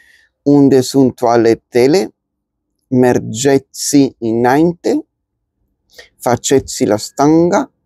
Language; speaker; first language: Romanian; non-native, learner; Spanish